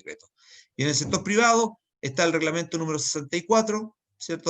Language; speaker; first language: Spanish; native; Spanish